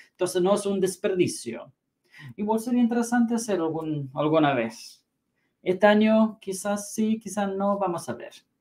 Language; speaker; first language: Spanish; non-native, fluent; English